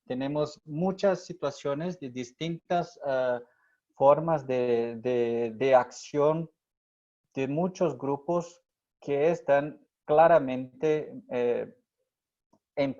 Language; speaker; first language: Spanish; non-native, fluent; Portuguese